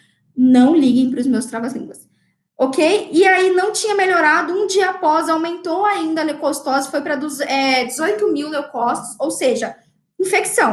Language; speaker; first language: Portuguese; native; Portuguese